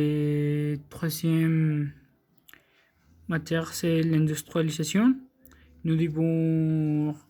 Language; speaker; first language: French; non-native, learner; Spanish